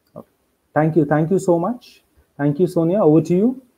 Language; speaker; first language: English; non-native, local second language; Hindi